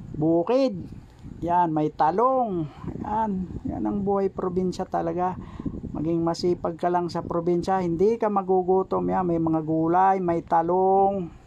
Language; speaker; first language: Filipino; native; Filipino